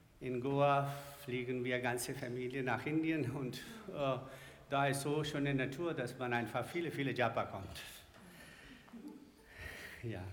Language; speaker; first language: German; non-native, learner; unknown